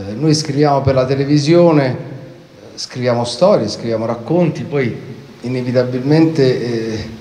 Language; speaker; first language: Italian; native; Italian